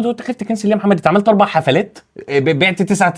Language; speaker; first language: Arabic; native; Arabic